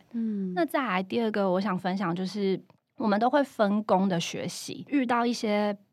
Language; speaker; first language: Chinese; native; Chinese